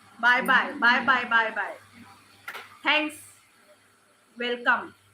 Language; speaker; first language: English; non-native, learner; Marathi